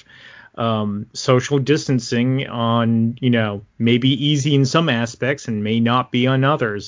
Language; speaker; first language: English; native; English